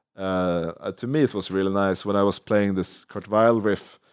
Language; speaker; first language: English; non-native, fluent; Swedish